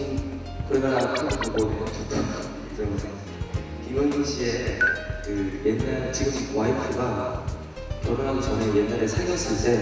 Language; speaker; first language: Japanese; non-native, fluent; Korean